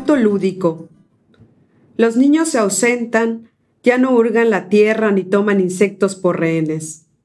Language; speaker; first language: Spanish; native; Spanish